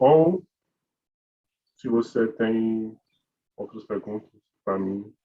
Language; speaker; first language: Portuguese; non-native, learner; English